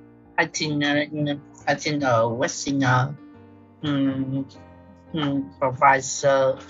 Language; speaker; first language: English; non-native, learner; Vietnamese